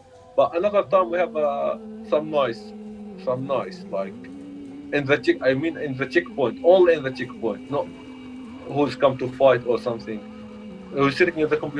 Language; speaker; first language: English; non-native, learner; Arabic